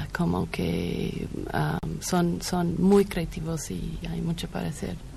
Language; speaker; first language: Spanish; non-native, fluent; English